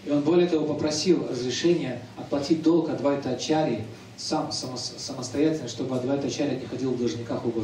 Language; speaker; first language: Russian; native; Russian